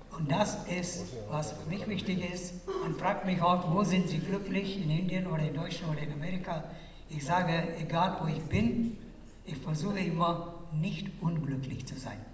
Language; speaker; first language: German; non-native, fluent; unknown